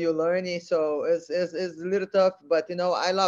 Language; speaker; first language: English; non-native, learner; Portuguese